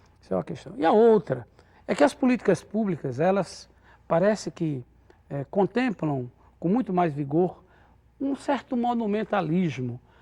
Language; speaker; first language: Portuguese; native; Portuguese